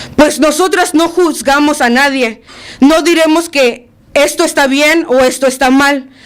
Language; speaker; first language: Spanish; early bilingual, other home language; English